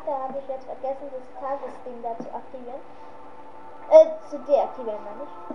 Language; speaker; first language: German; native; German